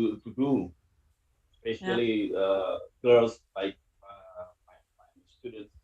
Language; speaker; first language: English; non-native, learner; Indonesian